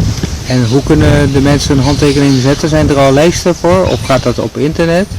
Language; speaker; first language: Dutch; native; Dutch